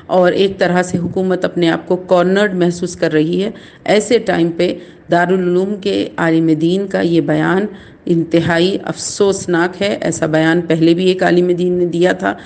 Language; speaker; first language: Urdu; native; Urdu